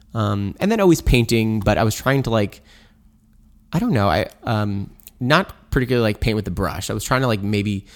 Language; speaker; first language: English; native; English